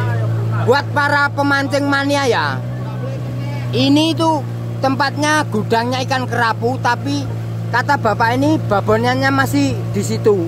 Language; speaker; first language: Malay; non-native, local second language; Javanese